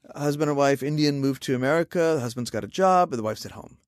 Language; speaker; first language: English; non-native, local second language; Hindi